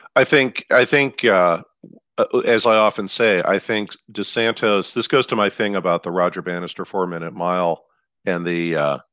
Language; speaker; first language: English; native; English